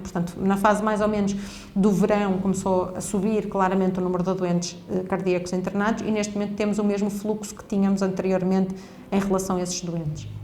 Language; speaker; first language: Portuguese; native; Portuguese